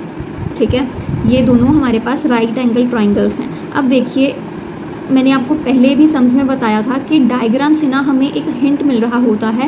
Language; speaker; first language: Hindi; native; Hindi